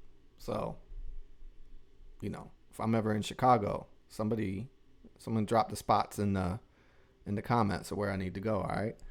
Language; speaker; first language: English; native; English